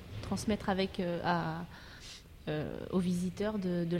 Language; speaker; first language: French; native; French